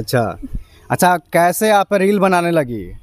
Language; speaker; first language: Hindi; native; Hindi